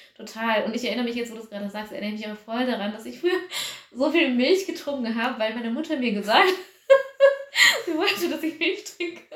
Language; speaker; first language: German; early bilingual, other home language; Tamil